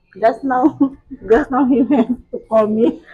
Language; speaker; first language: English; non-native, learner; Indonesian